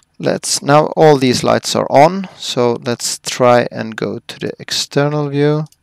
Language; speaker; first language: English; non-native, fluent; Swedish